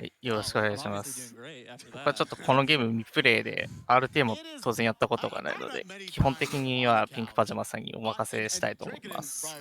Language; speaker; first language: Japanese; native; Japanese